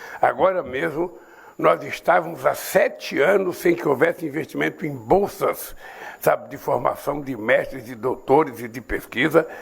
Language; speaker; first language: Portuguese; native; Portuguese